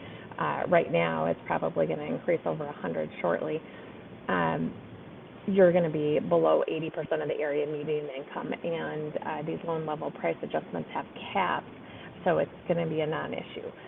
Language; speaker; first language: English; native; English